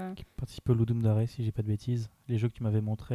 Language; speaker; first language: French; native; French